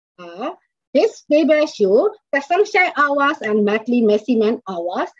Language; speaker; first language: English; non-native, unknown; Burmese